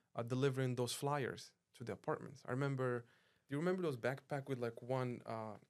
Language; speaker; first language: English; non-native, fluent; Arabic